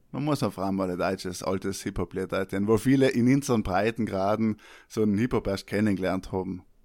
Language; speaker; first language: German; native; German